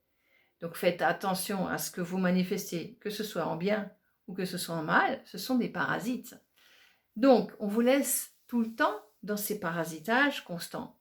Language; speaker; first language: French; native; French